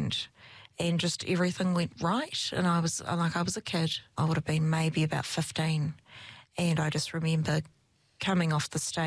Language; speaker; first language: English; native; English